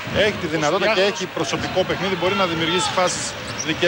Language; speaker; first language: Greek; native; Greek